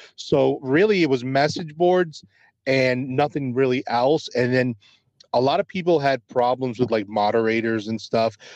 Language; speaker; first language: English; early bilingual, other home language; Spanish